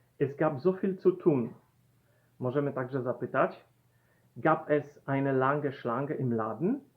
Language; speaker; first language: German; non-native, fluent; Polish